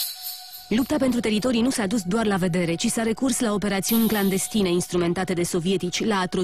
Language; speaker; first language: Romanian; native; Romanian